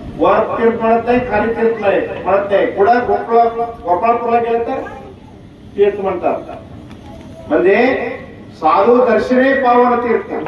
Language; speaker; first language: Marathi; non-native, local second language; Kannada